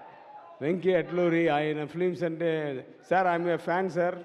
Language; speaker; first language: Telugu; non-native, learner; Tamil